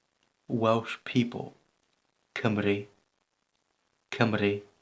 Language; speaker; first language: Welsh; non-native, learner; English